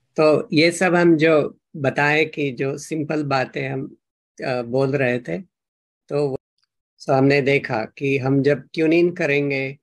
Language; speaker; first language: Hindi; non-native, local second language; Marathi